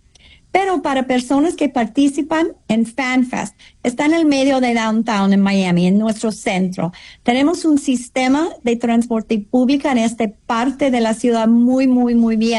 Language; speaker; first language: Spanish; non-native, fluent; English